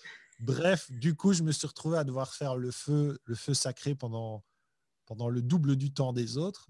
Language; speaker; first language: French; native; French